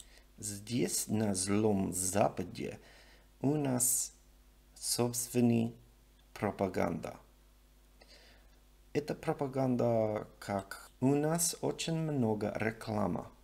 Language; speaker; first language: Russian; non-native, learner; English